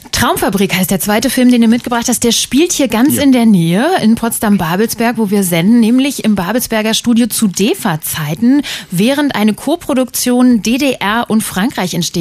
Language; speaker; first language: German; native; German